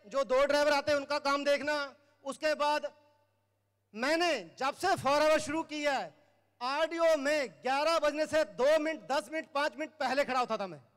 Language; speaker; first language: Hindi; native; Hindi